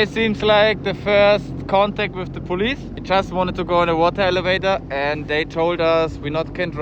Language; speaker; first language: English; non-native, fluent; German